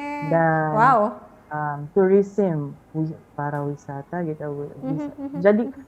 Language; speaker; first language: Indonesian; non-native, fluent; Filipino